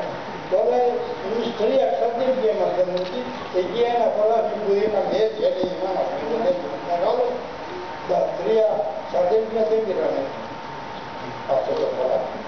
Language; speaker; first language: Greek; early bilingual, other home language; Turkish